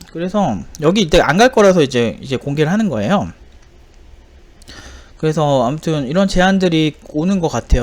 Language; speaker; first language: Korean; native; Korean